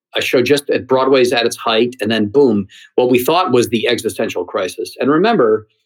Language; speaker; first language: English; native; English